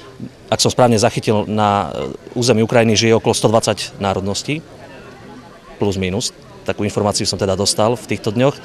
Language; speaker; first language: Slovak; native; Slovak